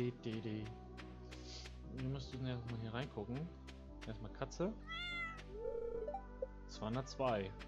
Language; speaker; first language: German; native; German